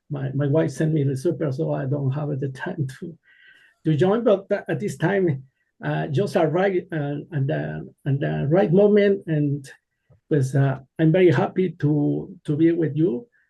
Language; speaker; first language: English; non-native, learner; Spanish